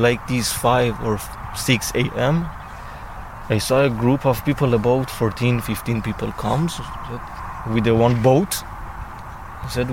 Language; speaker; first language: English; non-native, learner; Persian